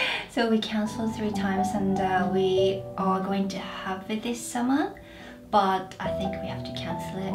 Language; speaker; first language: English; non-native, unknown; Japanese